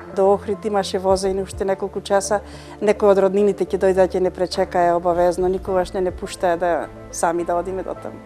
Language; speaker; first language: Macedonian; native; Macedonian